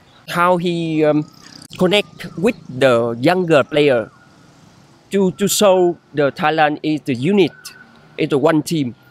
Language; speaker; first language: English; non-native, learner; Vietnamese